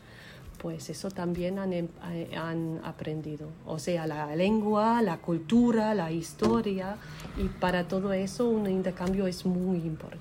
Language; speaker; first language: Spanish; non-native, fluent; German